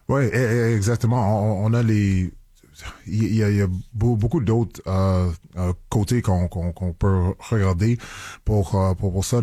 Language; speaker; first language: French; non-native, local second language; English